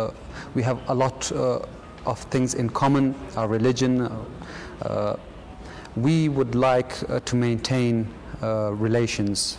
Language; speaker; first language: English; non-native, fluent; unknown